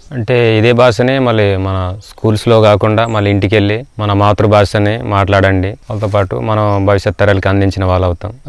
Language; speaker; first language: Telugu; non-native, local second language; Koya